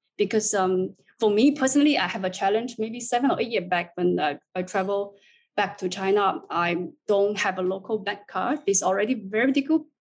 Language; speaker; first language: English; non-native, fluent; Chinese